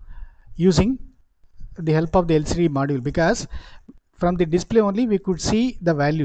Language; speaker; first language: English; non-native, local second language; Tamil